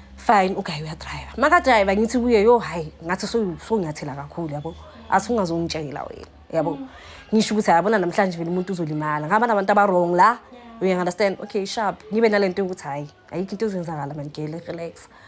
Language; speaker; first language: Zulu; native; Zulu